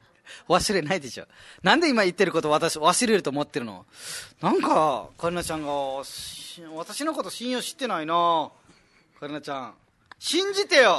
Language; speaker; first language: Japanese; native; Japanese